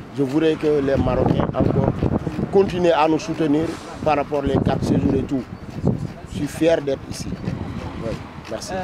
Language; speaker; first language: French; non-native, local second language; Wolof